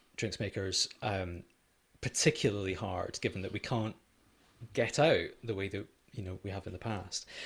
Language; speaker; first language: English; native; English